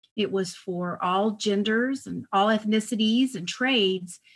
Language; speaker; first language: English; native; English